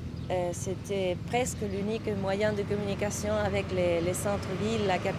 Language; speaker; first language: French; non-native, fluent; Spanish